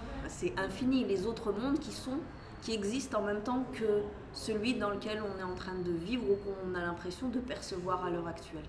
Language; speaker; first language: French; native; French